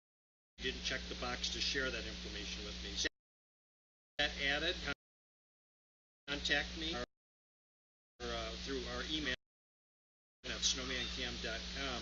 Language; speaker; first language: English; native; English